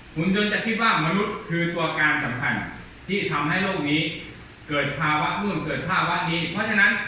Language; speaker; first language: Thai; non-native, local second language; Lao